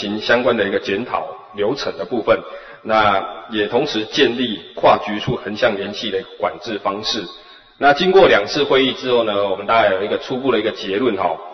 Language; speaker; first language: Chinese; native; Chinese